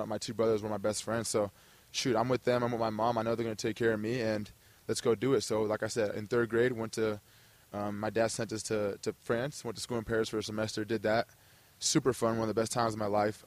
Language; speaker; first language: English; early bilingual, other home language; German